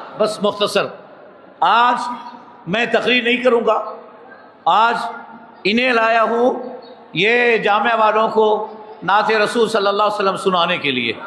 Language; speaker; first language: Urdu; non-native, fluent; Bangla